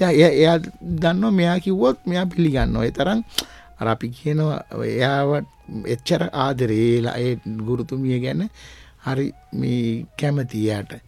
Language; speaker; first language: Sinhala; non-native, local second language; Tamil